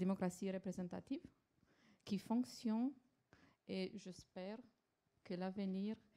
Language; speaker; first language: French; non-native, fluent; Romanian